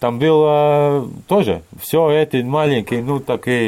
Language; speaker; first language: Russian; non-native, learner; Latvian